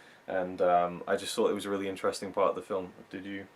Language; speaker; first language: English; native; English